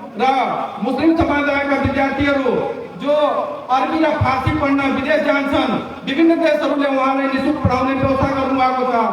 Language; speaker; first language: Nepali; non-native, local second language; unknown